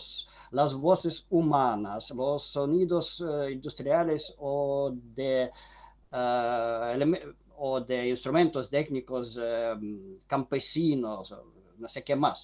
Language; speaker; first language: Spanish; non-native, fluent; Ukrainian